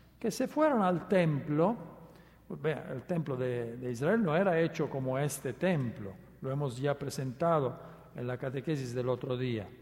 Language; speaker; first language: Spanish; non-native, fluent; Italian